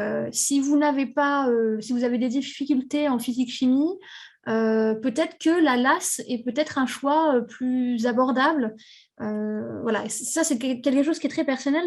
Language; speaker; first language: French; native; French